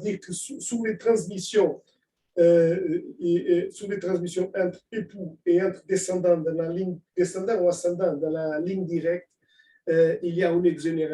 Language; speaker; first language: French; non-native, fluent; Portuguese